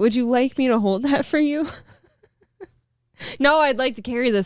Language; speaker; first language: English; native; English